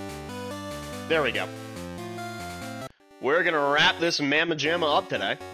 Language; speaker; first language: English; native; English